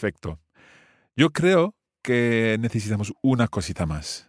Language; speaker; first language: Spanish; non-native, fluent; English